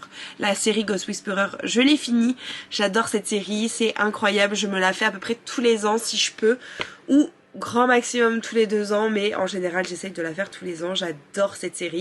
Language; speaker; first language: French; native; French